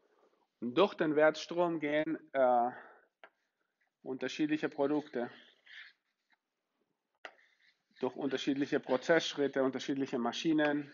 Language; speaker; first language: German; non-native, fluent; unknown